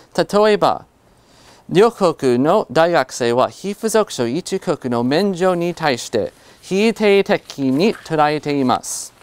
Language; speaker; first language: Japanese; non-native, fluent; English